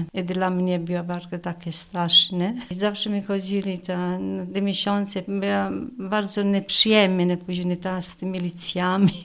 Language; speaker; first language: Polish; non-native, fluent; Italian